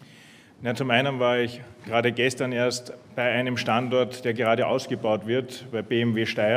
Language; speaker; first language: German; native; German